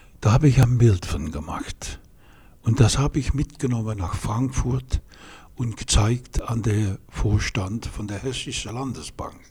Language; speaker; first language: German; non-native, fluent; Dutch